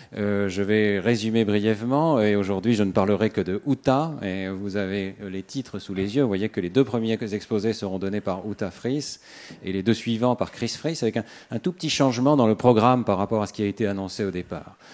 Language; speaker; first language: French; native; French